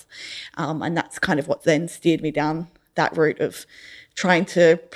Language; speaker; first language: English; native; English